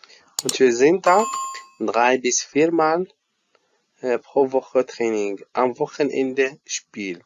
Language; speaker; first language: German; non-native, fluent; Arabic